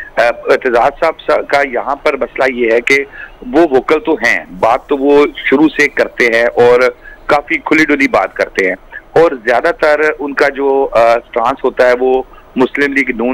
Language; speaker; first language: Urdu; non-native, local second language; Punjabi